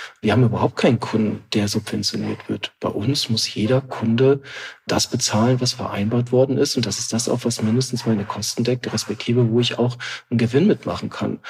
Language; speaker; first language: German; native; German